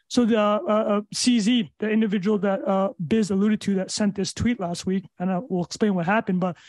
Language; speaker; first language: English; native; English